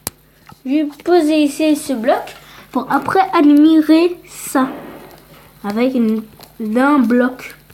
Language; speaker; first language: French; early bilingual, other home language; Polish